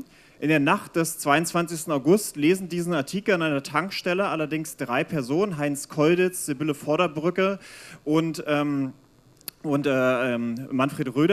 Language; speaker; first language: German; native; German